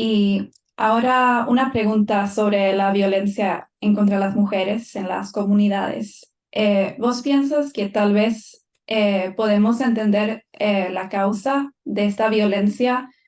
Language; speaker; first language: Spanish; non-native, fluent; Swedish